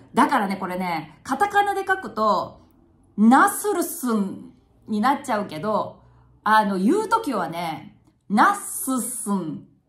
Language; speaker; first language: Japanese; native; Japanese